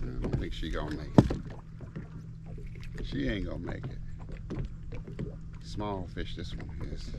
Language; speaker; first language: English; native; English